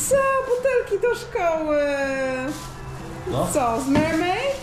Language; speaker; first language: Polish; native; Polish